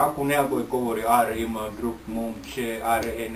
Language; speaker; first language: Bulgarian; non-native, learner; Finnish